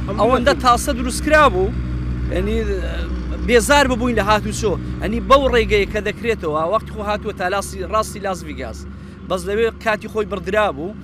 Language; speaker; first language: Central Kurdish; native; Central Kurdish